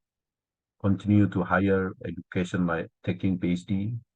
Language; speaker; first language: English; non-native, learner; Indonesian